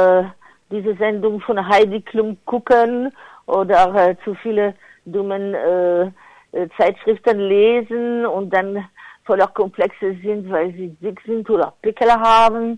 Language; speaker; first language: German; non-native, fluent; French